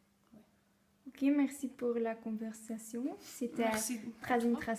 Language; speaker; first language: French; non-native, learner; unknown